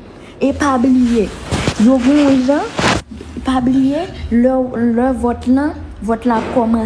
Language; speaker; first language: French; non-native, learner; Haitian Creole